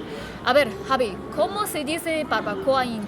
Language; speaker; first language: Spanish; non-native, fluent; Chinese